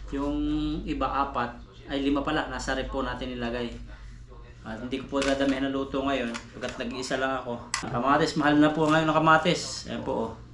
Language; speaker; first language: Filipino; native; Filipino